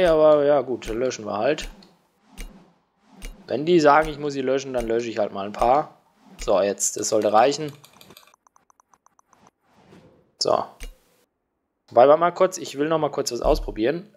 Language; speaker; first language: German; native; German